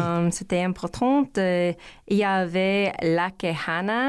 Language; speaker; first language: French; non-native, learner; English